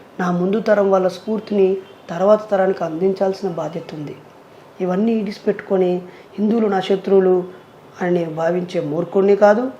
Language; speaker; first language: Telugu; native; Telugu